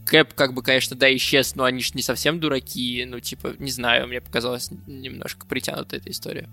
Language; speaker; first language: Russian; native; Russian